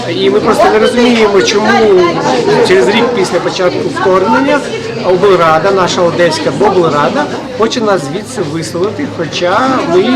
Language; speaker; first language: Ukrainian; non-native, local second language; Russian